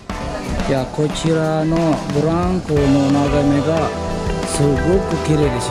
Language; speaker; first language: Japanese; non-native, fluent; Balinese